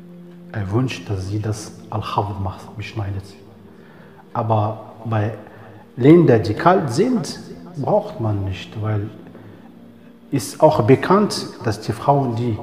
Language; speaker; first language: German; non-native, fluent; Arabic